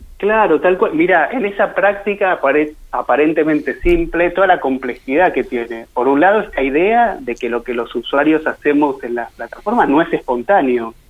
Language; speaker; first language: Spanish; native; Spanish